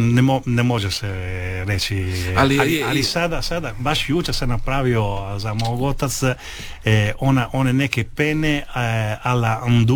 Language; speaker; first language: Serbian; non-native, fluent; Italian